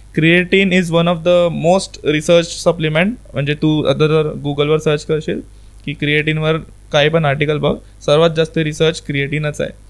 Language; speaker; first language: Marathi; non-native, local second language; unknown